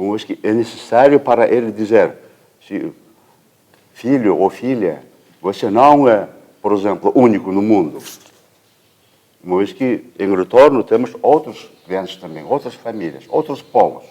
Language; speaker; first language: Portuguese; non-native, fluent; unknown